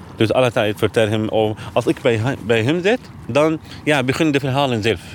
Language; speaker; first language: Dutch; non-native, learner; Arabic